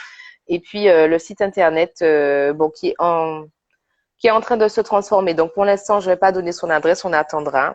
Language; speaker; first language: French; native; French